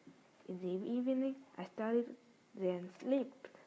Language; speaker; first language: English; non-native, learner; Vietnamese